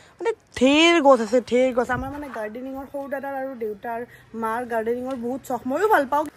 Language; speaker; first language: Assamese; native; Assamese